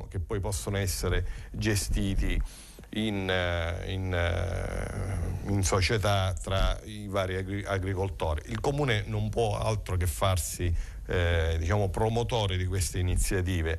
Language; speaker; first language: Italian; native; Italian